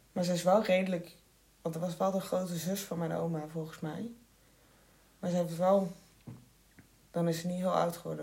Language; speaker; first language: Dutch; native; Dutch